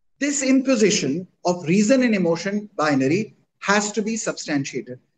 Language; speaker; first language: English; non-native, local second language; Hindi